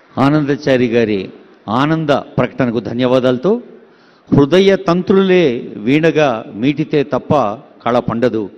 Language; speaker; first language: Telugu; native; Telugu